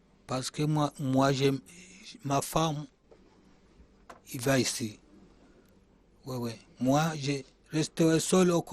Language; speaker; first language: French; non-native, learner; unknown